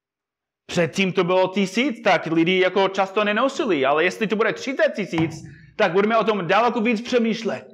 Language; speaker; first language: Czech; non-native, fluent; English